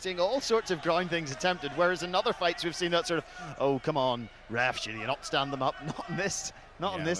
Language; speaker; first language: English; native; English